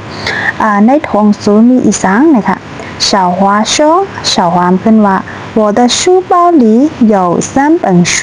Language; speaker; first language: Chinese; non-native, fluent; Shan